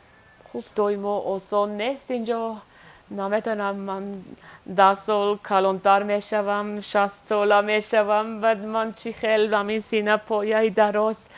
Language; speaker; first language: Persian; non-native, learner; Swiss German